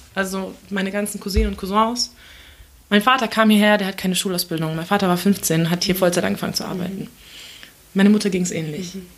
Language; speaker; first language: German; early bilingual, other home language; Turkish